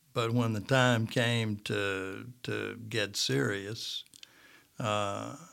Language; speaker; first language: English; native; English